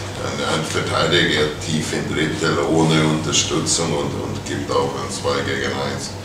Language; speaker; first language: German; non-native, fluent; Swedish